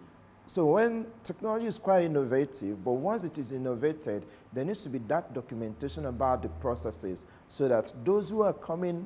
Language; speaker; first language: English; non-native, local second language; Igbo